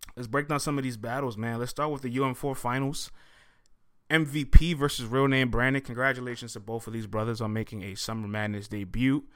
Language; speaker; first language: English; native; English